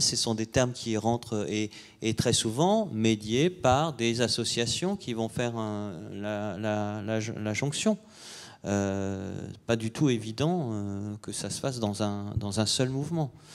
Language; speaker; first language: French; native; French